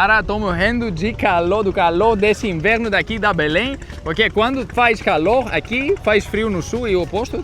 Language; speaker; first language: Portuguese; non-native, fluent; Greek